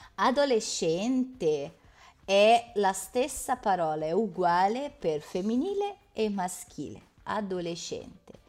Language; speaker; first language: Italian; non-native, fluent; Portuguese